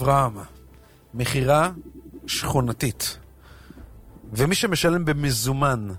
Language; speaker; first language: Hebrew; native; Hebrew